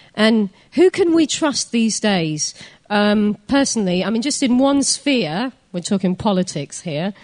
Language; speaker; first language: English; native; English